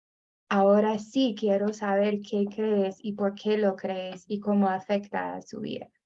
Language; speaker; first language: Spanish; non-native, fluent; English